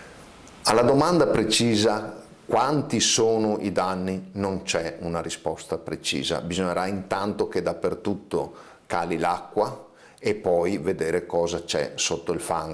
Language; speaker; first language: Italian; native; Italian